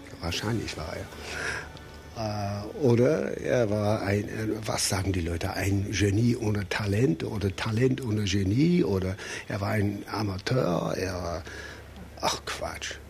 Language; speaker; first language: German; non-native, fluent; English